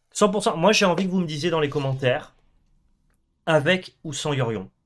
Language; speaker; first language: French; native; French